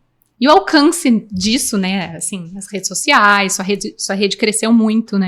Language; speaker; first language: Portuguese; native; Portuguese